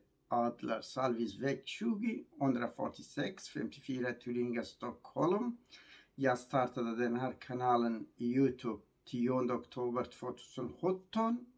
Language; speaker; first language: Swedish; non-native, learner; Kurdish